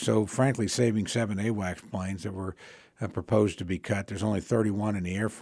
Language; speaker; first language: English; native; English